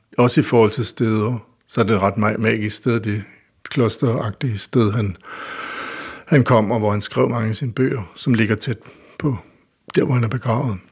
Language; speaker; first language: Danish; native; Danish